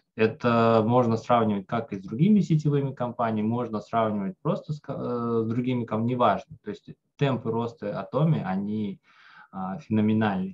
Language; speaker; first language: Russian; native; Russian